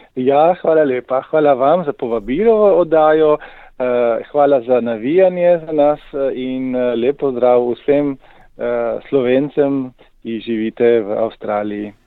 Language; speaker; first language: Slovenian; native; Slovenian